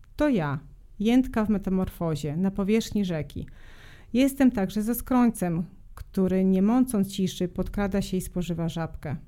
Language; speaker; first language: Polish; non-native, fluent; Serbian